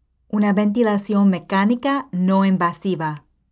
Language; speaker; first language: Spanish; non-native, fluent; English